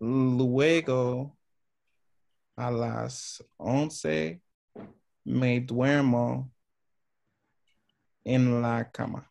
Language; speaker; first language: Spanish; non-native, learner; English